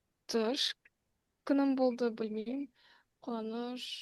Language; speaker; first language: Kazakh; non-native, local second language; Russian